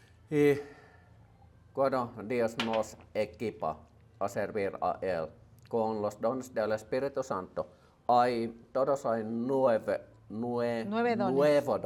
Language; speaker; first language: Spanish; non-native, learner; Finnish